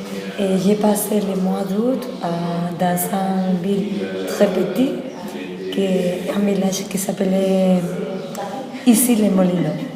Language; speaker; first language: French; non-native, learner; Spanish